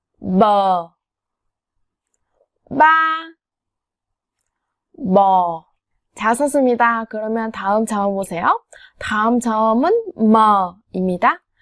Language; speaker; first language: Korean; non-native, fluent; Vietnamese